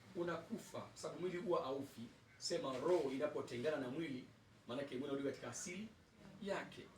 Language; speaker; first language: Swahili; native; Swahili